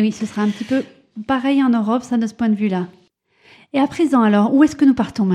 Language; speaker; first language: French; native; French